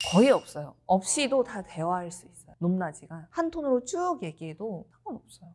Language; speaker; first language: Korean; non-native, fluent; Mongolian